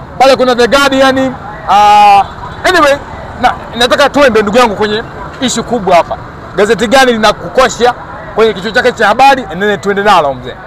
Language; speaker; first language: Swahili; native; Swahili